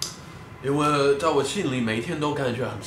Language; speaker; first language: Chinese; non-native, fluent; English